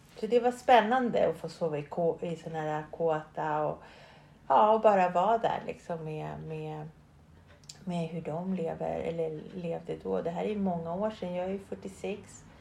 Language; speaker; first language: Swedish; early bilingual, other home language; Spanish